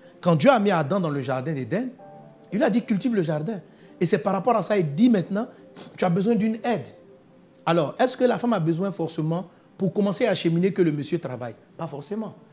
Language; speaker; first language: French; non-native, local second language; Dyula